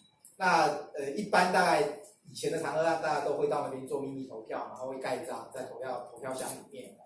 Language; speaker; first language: Chinese; native; Chinese